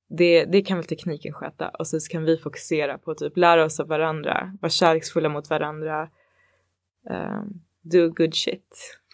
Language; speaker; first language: Swedish; early bilingual, other home language; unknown